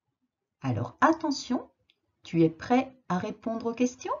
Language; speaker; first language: French; native; French